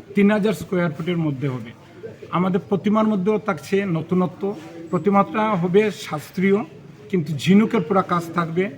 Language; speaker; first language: Bangla; native; Bangla